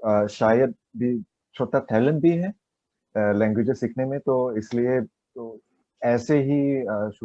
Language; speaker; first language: Hindi; non-native, learner; Chinese